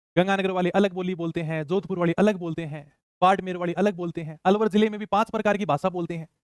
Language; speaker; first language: Hindi; native; Hindi